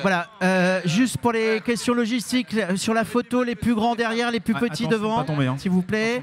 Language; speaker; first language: French; native; French